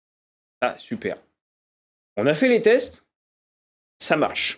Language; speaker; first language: French; native; French